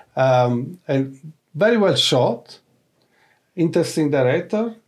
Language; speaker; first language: English; non-native, fluent; Italian